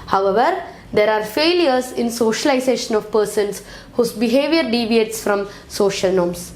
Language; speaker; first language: English; non-native, local second language; Malayalam